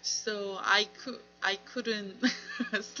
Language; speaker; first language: English; non-native, learner; Korean